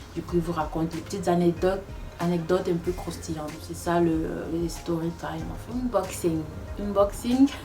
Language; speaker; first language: French; non-native, local second language; Fula